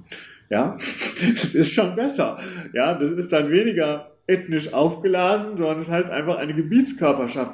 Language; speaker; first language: German; native; German